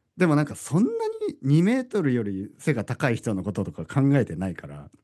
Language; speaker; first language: Japanese; native; Japanese